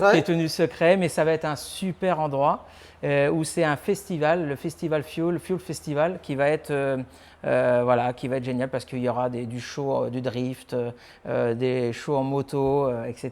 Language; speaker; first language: French; native; French